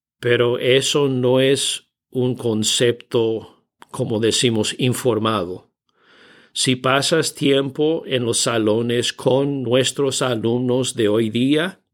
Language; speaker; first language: Spanish; non-native, fluent; English